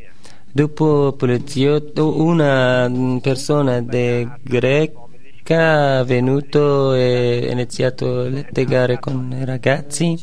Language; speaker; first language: Italian; non-native, learner; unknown